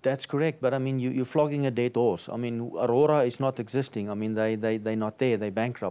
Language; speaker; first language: English; non-native, local second language; Afrikaans